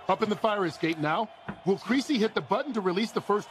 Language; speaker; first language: English; native; English